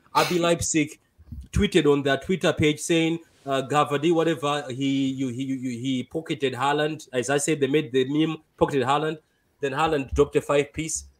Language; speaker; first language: English; non-native, local second language; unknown